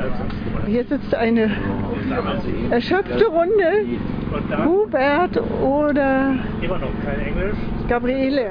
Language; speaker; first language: German; native; German